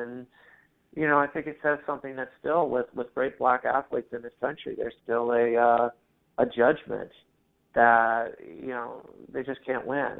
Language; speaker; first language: English; native; English